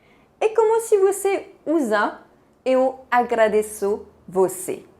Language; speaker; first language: Portuguese; non-native, fluent; French